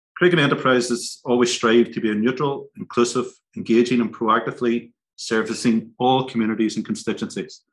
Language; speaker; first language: English; native; English